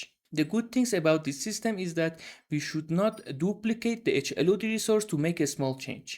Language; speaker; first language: English; non-native, fluent; Persian